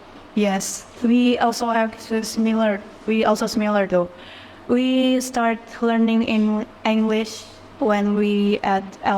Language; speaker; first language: English; non-native, fluent; Indonesian